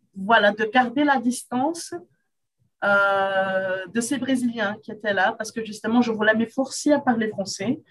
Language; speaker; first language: French; non-native, fluent; Portuguese